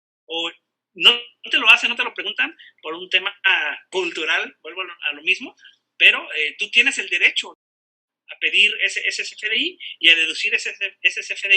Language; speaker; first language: Spanish; native; Spanish